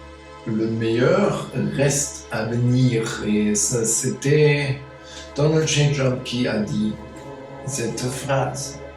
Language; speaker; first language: French; non-native, fluent; German